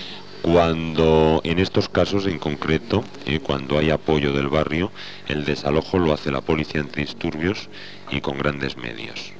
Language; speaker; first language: Spanish; native; Spanish